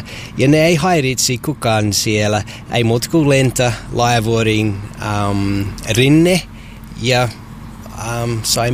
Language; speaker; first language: Finnish; non-native, learner; English